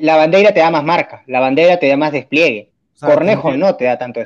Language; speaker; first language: Spanish; native; Spanish